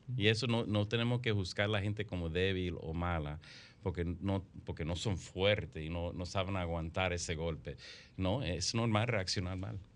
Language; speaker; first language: Spanish; native; Spanish